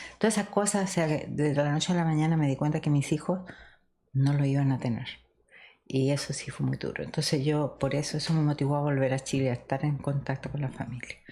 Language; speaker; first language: Spanish; native; Spanish